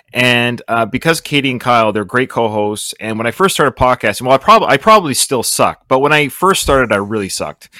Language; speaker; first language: English; native; English